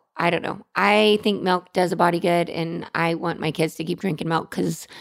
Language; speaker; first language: English; native; English